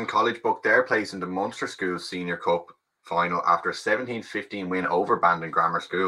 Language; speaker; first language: English; native; English